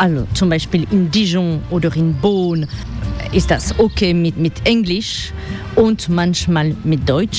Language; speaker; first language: German; non-native, fluent; French